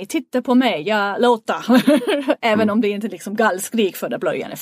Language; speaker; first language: Swedish; non-native, fluent; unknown